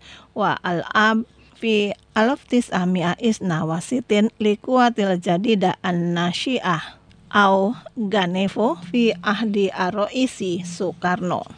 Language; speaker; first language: Arabic; non-native, fluent; Indonesian